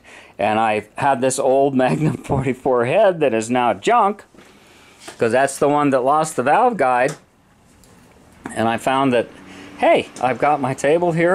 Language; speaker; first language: English; native; English